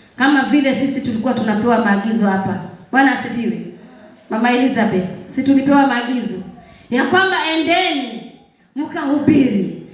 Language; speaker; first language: Swahili; non-native, local second language; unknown